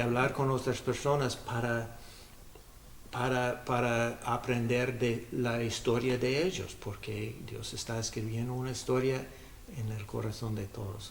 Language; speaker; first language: Spanish; non-native, learner; English